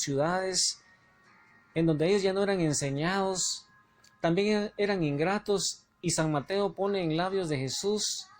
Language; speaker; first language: Spanish; native; Spanish